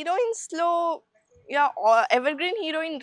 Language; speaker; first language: Telugu; non-native, learner; Kannada